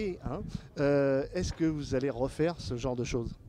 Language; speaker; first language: French; native; French